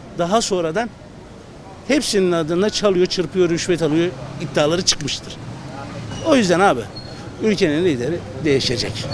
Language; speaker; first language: Turkish; native; Turkish